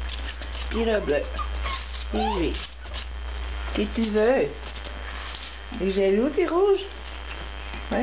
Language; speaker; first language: French; native; French